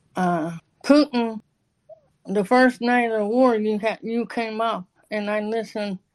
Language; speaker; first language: English; native; English